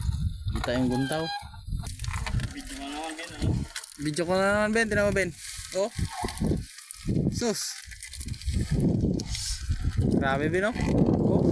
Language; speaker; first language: Filipino; non-native, local second language; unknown